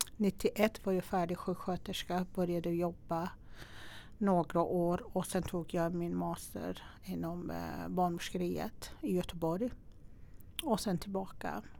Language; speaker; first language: Swedish; non-native, fluent; Persian